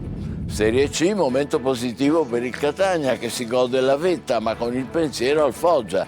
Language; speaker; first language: Italian; native; Italian